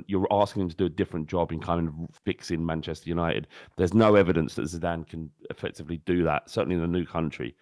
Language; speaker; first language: English; native; English